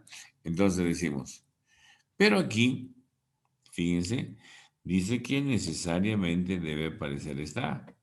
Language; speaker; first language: Spanish; native; Spanish